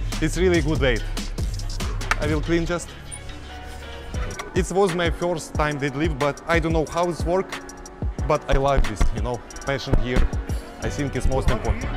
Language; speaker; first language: English; non-native, learner; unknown